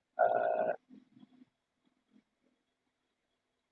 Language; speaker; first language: English; non-native, learner; Bangla